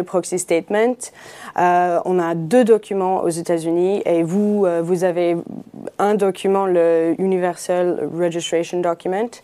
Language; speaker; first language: French; non-native, fluent; English